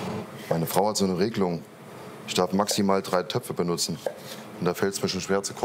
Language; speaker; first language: German; native; German